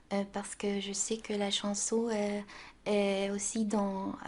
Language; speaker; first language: French; non-native, local second language; Dutch